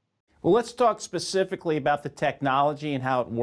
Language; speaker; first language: English; native; English